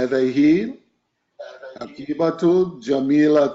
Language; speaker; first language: Arabic; non-native, learner; English